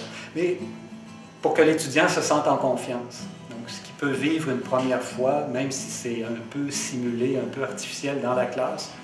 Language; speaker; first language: French; native; French